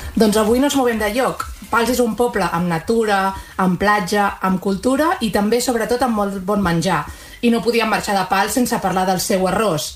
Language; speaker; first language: Catalan; native; Catalan